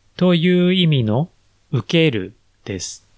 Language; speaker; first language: Japanese; native; Japanese